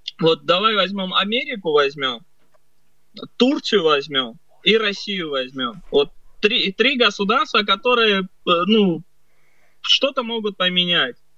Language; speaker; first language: Russian; early bilingual, other home language; Armenian